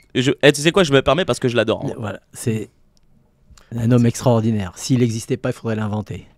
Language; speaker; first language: French; native; French